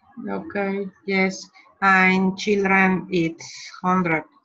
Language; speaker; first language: English; non-native, learner; Spanish